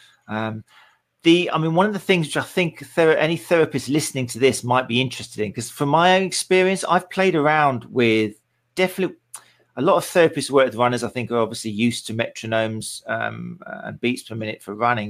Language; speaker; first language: English; native; English